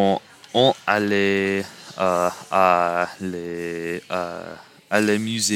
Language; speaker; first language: French; non-native, learner; English